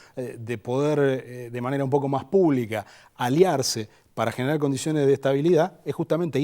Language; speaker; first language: Spanish; native; Spanish